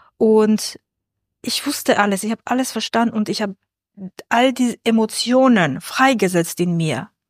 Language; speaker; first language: German; non-native, fluent; Armenian